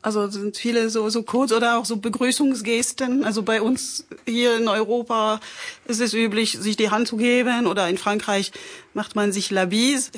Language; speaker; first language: German; non-native, fluent; French